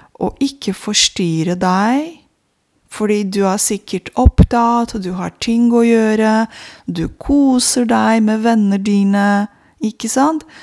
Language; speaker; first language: Norwegian; non-native, fluent; Romanian